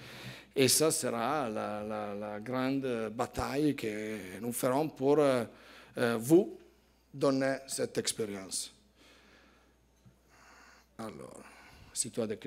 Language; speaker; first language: French; non-native, fluent; Italian